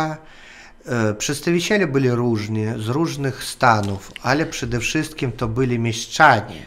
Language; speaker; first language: Polish; non-native, learner; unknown